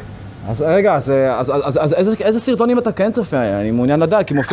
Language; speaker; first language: Hebrew; native; Hebrew